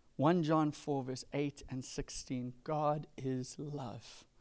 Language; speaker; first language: English; native; English